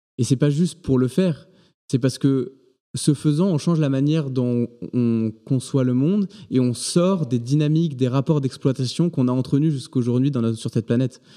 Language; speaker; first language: French; native; French